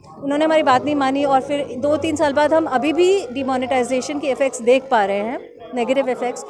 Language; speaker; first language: Hindi; non-native, local second language; Bangla